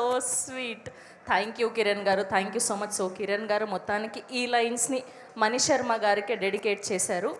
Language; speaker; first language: Telugu; native; Telugu